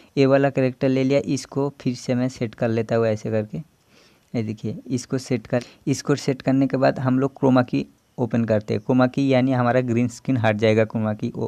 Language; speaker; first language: Hindi; non-native, local second language; Bangla